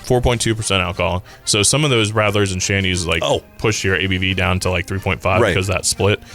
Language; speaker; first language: English; native; English